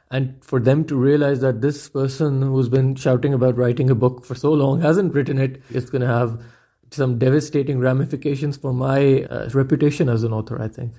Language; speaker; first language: English; non-native, local second language; Urdu